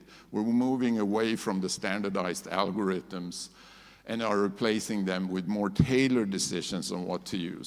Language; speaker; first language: English; non-native, fluent; Swedish